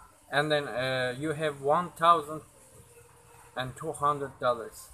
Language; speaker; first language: English; non-native, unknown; Turkish